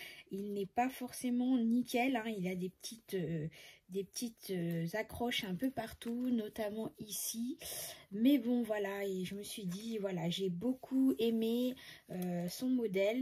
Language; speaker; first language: French; native; French